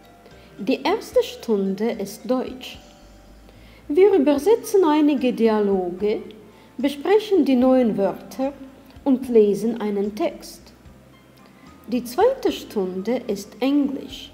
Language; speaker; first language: German; non-native, learner; Russian